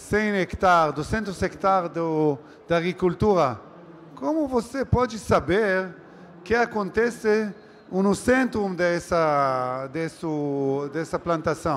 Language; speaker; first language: Portuguese; non-native, learner; Hebrew